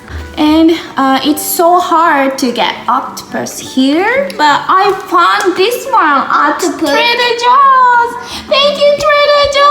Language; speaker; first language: English; non-native, fluent; Japanese